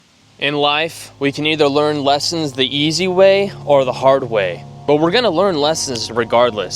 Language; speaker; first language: English; native; English